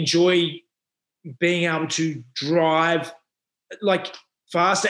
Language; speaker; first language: English; native; English